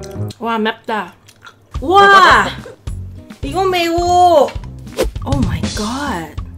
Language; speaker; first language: Korean; non-native, learner; Cantonese